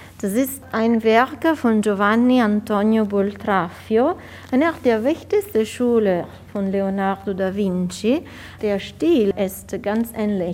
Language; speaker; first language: German; non-native, fluent; Italian